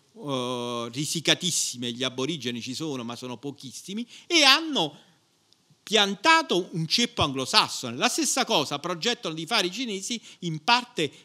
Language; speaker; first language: Italian; native; Italian